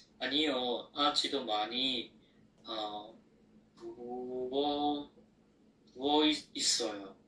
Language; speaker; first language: Korean; non-native, learner; Chinese